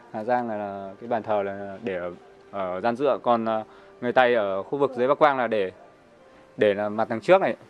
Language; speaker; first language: Vietnamese; native; Vietnamese